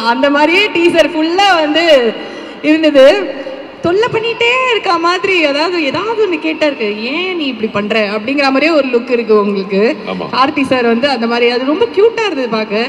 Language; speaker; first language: Tamil; native; Tamil